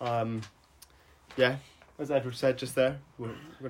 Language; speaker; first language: English; native; English